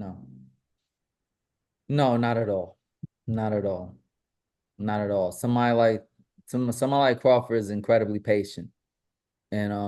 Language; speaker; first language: English; native; English